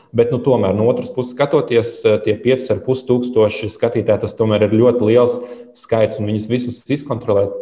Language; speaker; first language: Latvian; early bilingual, other home language; Lithuanian